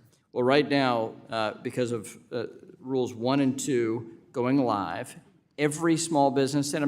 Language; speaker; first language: English; native; English